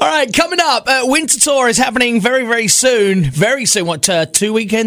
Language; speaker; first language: English; native; English